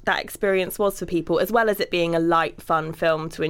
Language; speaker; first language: English; native; English